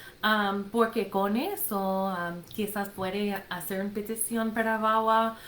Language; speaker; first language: Spanish; non-native, fluent; English